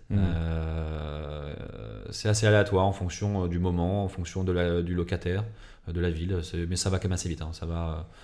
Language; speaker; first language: French; native; French